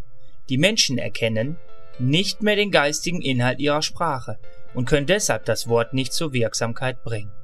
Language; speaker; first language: German; native; German